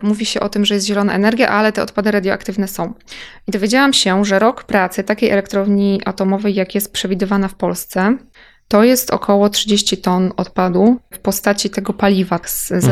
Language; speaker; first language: Polish; native; Polish